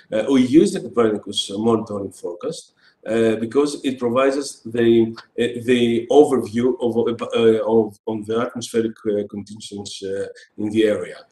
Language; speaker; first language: English; non-native, fluent; Greek